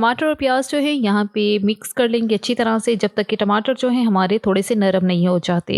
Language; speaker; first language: Hindi; native; Hindi